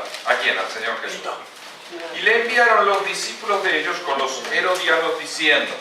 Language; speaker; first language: Spanish; native; Spanish